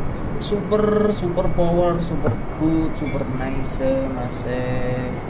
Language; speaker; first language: English; non-native, local second language; Indonesian